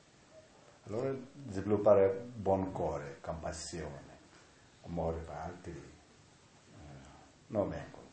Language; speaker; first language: Italian; non-native, learner; Tibetan